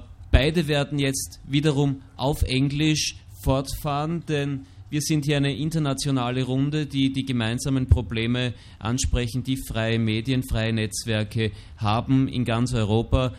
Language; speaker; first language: German; native; German